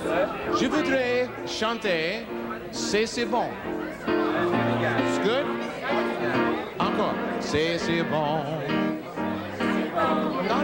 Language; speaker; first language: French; non-native, learner; English